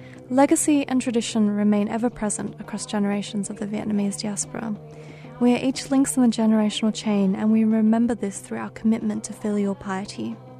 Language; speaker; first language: English; native; English